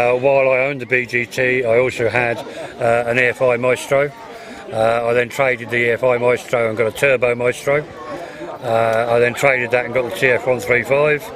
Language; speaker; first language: English; native; English